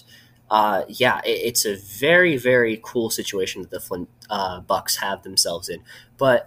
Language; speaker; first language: English; native; English